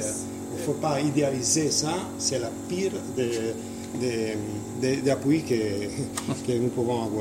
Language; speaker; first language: French; non-native, fluent; Italian